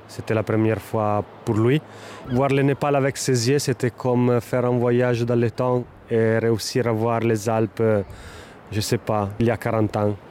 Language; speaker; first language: French; non-native, fluent; Italian